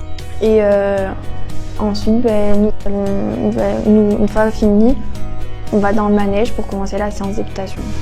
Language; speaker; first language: French; native; French